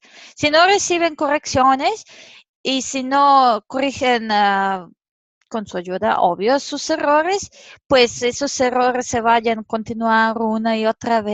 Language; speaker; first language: Spanish; non-native, fluent; Serbian